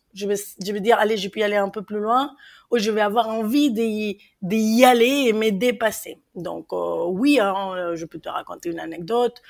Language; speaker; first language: French; non-native, fluent; Spanish